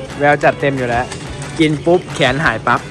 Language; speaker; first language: Thai; native; Thai